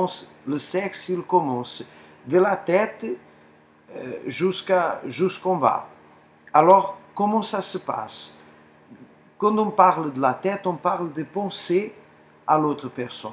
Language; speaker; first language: French; non-native, fluent; Portuguese